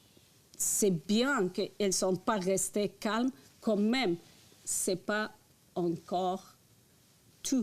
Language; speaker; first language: French; non-native, learner; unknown